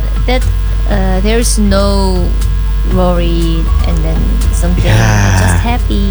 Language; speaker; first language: English; non-native, learner; Korean